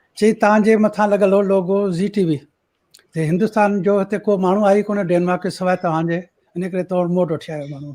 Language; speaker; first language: Sindhi; early bilingual, heritage; Sindhi